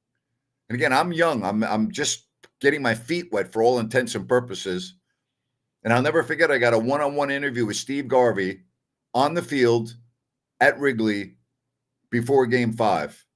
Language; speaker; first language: English; native; English